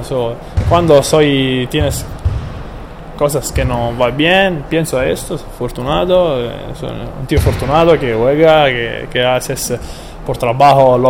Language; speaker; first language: Spanish; non-native, learner; Italian